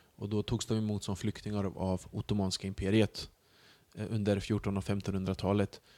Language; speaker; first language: Swedish; early bilingual, other home language; Bosnian